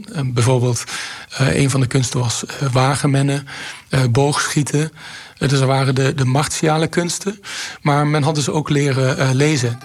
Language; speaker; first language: Dutch; native; Dutch